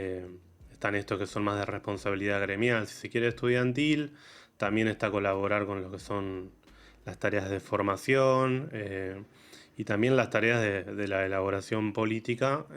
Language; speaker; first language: Spanish; native; Spanish